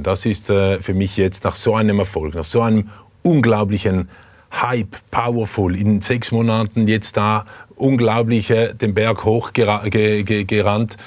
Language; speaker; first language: German; native; German